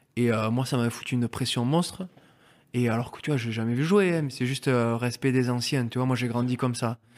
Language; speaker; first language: French; native; French